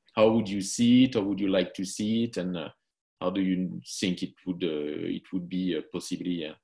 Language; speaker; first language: English; non-native, fluent; French